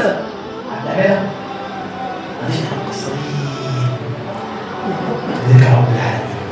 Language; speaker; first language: Arabic; native; Arabic